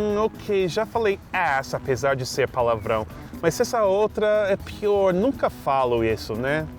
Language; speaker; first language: Portuguese; non-native, fluent; English